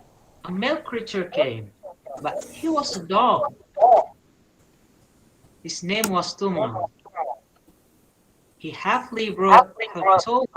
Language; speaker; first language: English; non-native, learner; Indonesian